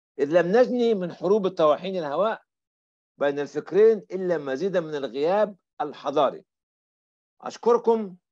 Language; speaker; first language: Arabic; native; Arabic